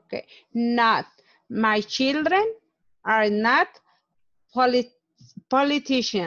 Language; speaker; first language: English; non-native, learner; Spanish